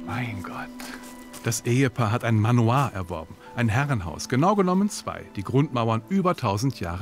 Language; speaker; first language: German; native; German